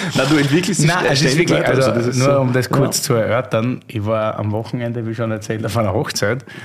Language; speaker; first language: German; native; German